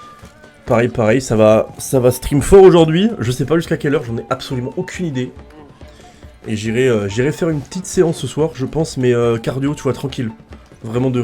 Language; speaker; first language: French; native; French